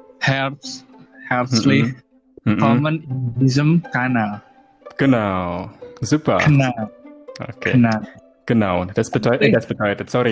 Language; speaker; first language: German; non-native, learner; Indonesian